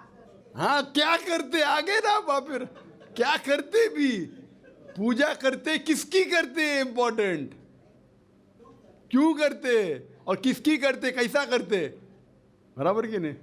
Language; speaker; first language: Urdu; non-native, fluent; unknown